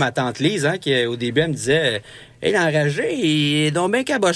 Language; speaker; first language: French; native; French